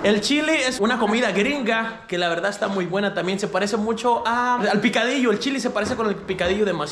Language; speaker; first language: Spanish; native; Spanish